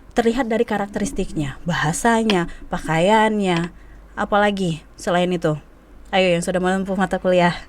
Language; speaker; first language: Indonesian; native; Indonesian